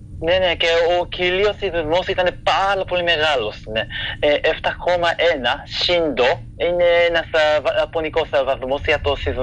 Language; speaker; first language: Greek; non-native, fluent; Japanese